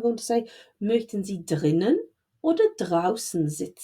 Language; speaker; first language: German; non-native, fluent; English